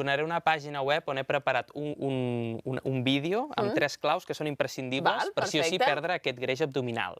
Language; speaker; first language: Catalan; native; Catalan